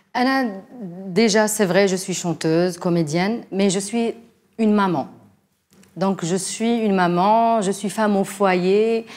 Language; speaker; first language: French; non-native, local second language; Arabic